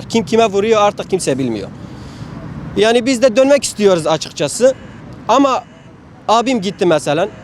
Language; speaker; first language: Turkish; non-native, fluent; Arabic